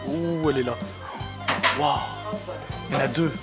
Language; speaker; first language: French; native; French